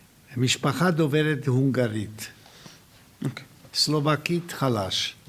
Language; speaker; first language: Hebrew; non-native, fluent; Hungarian